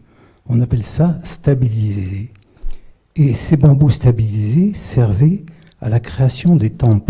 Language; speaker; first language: French; native; French